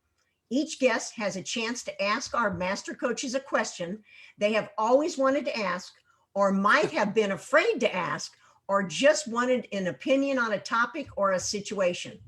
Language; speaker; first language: English; native; English